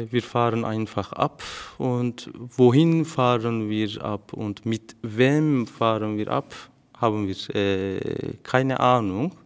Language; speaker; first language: German; non-native, learner; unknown